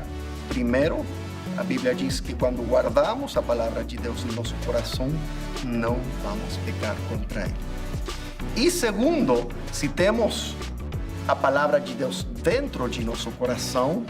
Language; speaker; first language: Portuguese; non-native, fluent; English